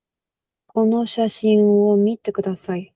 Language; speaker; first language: Japanese; non-native, learner; Spanish